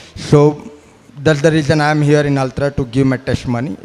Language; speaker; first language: English; non-native, local second language; Malayalam